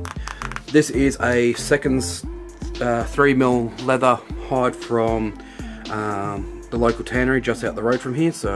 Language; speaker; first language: English; native; English